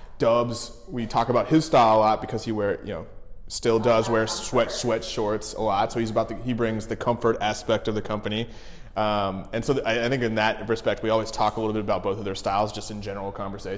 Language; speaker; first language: English; native; English